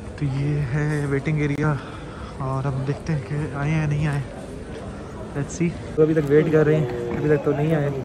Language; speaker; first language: Urdu; native; Urdu